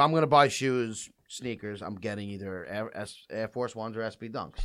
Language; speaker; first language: English; native; English